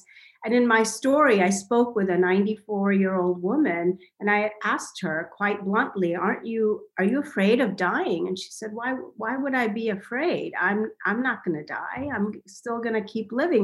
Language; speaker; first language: English; non-native, local second language; Bangla